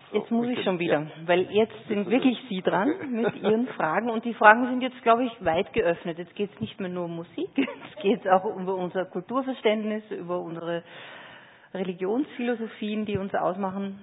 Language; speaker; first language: German; native; German